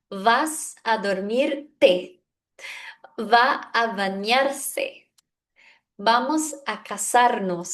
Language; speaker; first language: Spanish; non-native, fluent; Portuguese